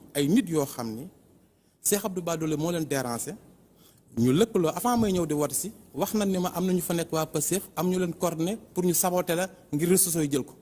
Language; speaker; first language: Wolof; native; Wolof